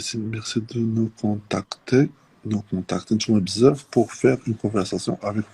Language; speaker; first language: French; non-native, local second language; Arabic